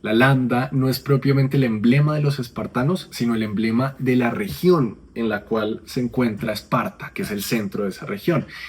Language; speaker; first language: Spanish; native; Spanish